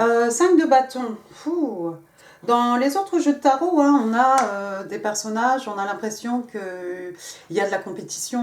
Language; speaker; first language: French; native; French